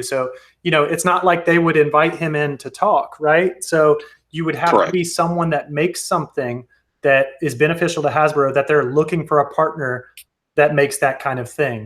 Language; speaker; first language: English; native; English